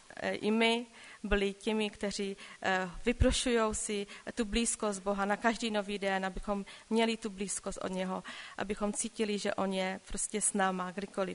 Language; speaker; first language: Czech; non-native, local second language; Polish